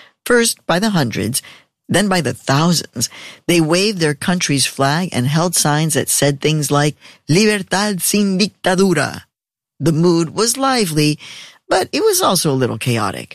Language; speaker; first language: English; native; English